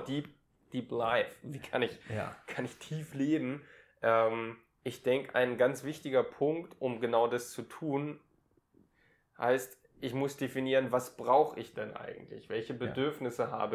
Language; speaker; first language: German; native; German